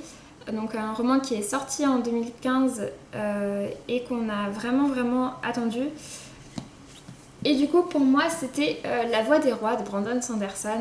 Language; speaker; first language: French; native; French